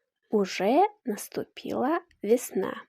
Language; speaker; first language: Russian; non-native, fluent; Uzbek